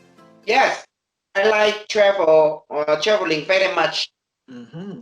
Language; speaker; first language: English; non-native, learner; Vietnamese